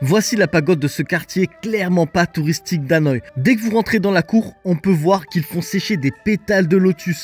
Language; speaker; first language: French; native; French